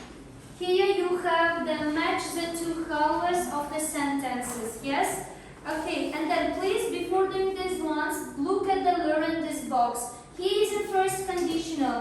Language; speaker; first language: English; non-native, fluent; Uzbek